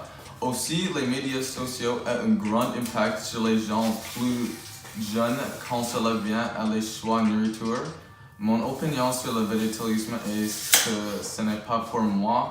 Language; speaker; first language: French; non-native, learner; English